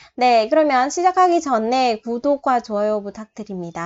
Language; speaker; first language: Korean; non-native, fluent; Vietnamese